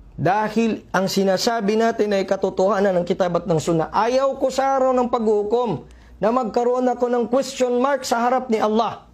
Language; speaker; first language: Filipino; non-native, local second language; Maranao